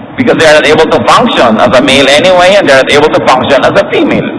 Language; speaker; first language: English; non-native, local second language; Filipino